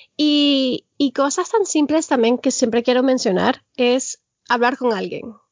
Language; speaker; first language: Spanish; early bilingual, heritage; Spanish